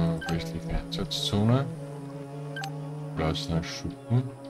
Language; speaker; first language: German; native; German